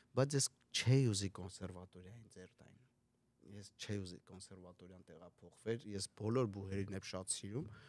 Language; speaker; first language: Armenian; native; Armenian